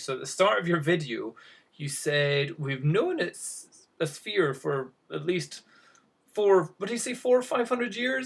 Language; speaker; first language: English; native; English